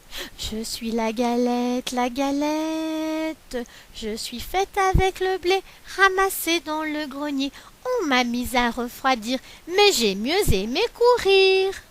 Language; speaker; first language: French; native; French